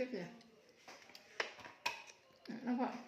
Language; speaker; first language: Filipino; native; Filipino